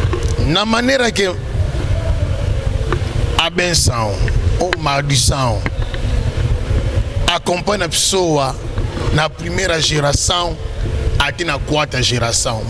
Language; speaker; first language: Portuguese; non-native, learner; Lingala